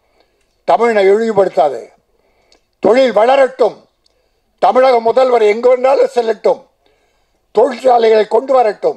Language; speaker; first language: Tamil; native; Tamil